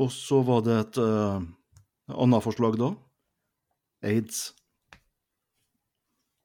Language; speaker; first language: Norwegian; native; Norwegian